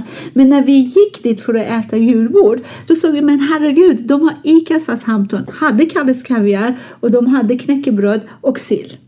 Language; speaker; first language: Swedish; non-native, fluent; Persian